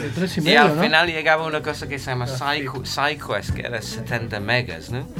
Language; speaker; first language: Spanish; non-native, fluent; English